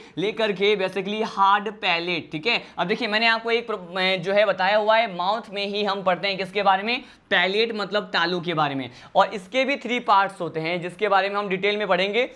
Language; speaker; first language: Hindi; native; Hindi